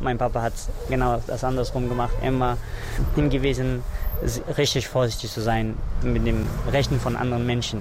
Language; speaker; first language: German; non-native, fluent; Persian